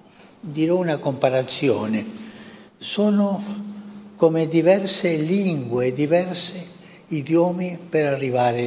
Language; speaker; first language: Italian; non-native, fluent; Spanish